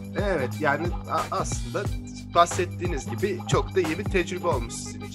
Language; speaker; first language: Turkish; native; Turkish